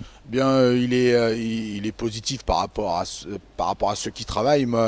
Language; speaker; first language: French; native; French